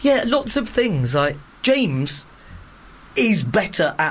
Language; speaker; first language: English; native; English